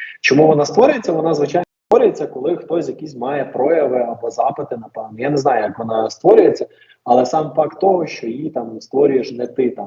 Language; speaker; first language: Ukrainian; native; Ukrainian